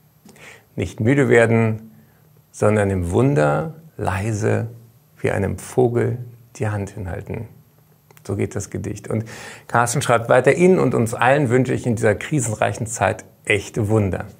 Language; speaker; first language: German; native; German